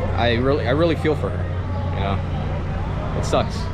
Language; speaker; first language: English; native; English